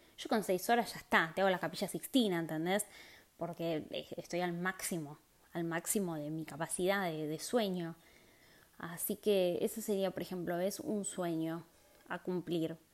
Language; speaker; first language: Spanish; native; Spanish